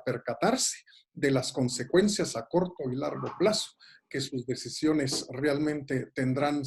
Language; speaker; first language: Spanish; native; Spanish